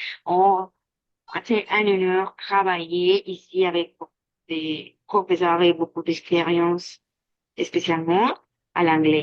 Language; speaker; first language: French; non-native, fluent; Spanish